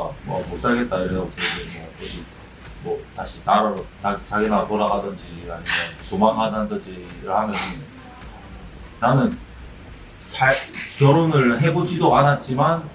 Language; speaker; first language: Korean; native; Korean